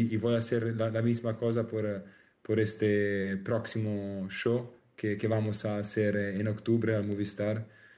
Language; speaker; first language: Spanish; non-native, learner; Italian